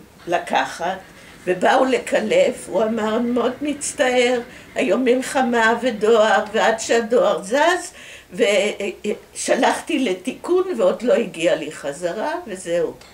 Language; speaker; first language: Hebrew; early bilingual, other home language; Dutch